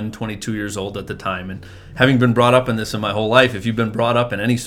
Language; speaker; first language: English; native; English